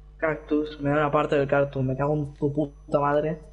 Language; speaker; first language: Spanish; native; Spanish